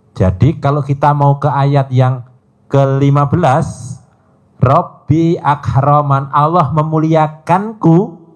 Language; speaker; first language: Indonesian; native; Indonesian